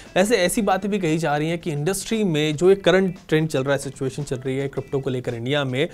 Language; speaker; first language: Hindi; native; Hindi